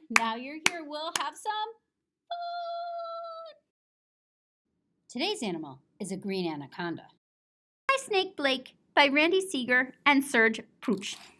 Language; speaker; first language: English; native; English